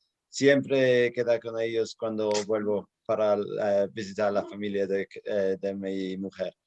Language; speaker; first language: Spanish; non-native, fluent; English